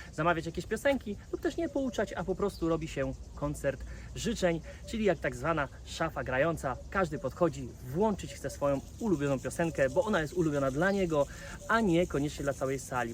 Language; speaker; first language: Polish; native; Polish